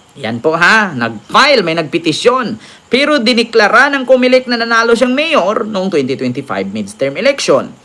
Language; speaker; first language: Filipino; native; Filipino